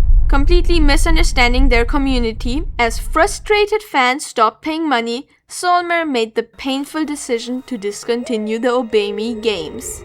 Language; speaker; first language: English; native; English